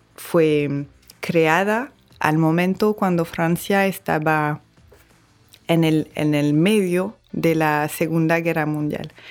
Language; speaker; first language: Spanish; non-native, fluent; French